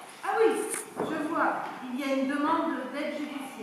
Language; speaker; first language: French; native; French